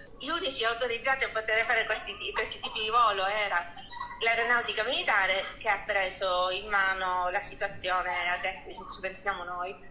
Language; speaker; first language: Italian; native; Italian